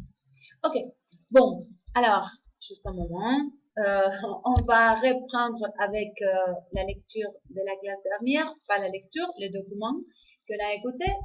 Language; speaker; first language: French; non-native, fluent; Spanish